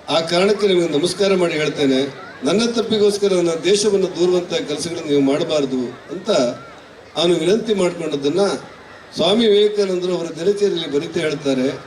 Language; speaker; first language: Kannada; native; Kannada